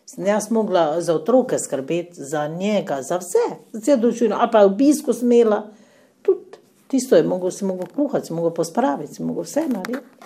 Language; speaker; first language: Slovenian; non-native, fluent; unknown